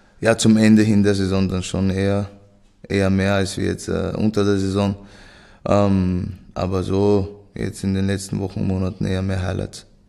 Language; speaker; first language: German; native; German